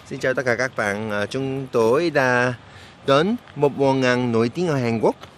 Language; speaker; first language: Vietnamese; non-native, learner; Korean